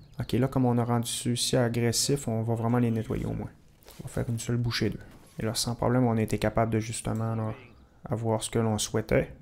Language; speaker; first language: French; native; French